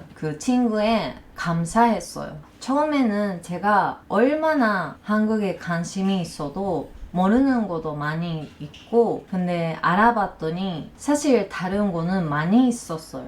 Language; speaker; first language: Korean; non-native, learner; Japanese